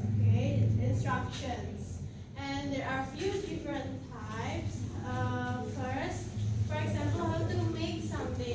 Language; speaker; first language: English; non-native, fluent; Indonesian